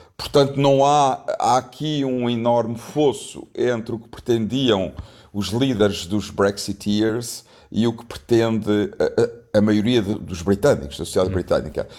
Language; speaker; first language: Portuguese; native; Portuguese